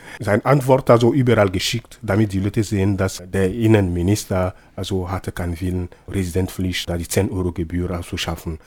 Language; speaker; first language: German; non-native, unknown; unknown